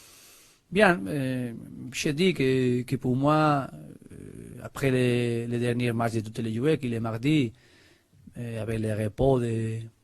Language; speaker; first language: French; non-native, learner; Spanish